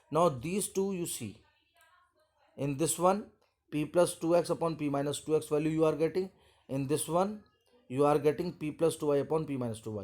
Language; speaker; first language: English; non-native, local second language; Hindi